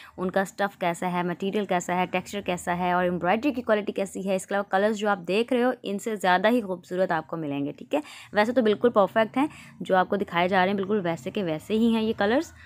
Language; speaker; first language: Hindi; native; Hindi